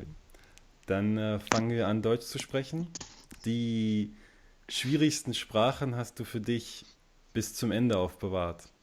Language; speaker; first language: German; early bilingual, other home language; Russian